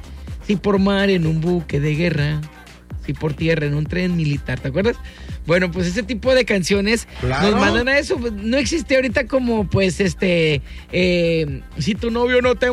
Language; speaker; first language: Spanish; native; Spanish